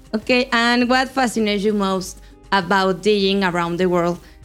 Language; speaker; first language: English; non-native, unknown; Spanish